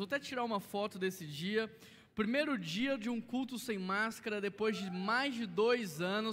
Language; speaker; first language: Portuguese; native; Portuguese